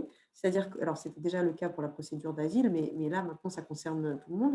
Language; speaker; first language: French; native; French